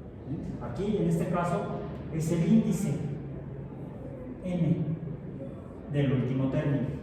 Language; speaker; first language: Spanish; native; Spanish